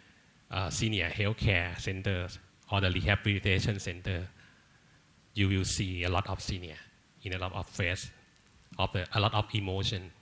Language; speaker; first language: English; non-native, learner; Thai